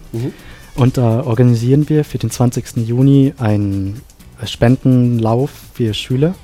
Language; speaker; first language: German; non-native, fluent; Sinhala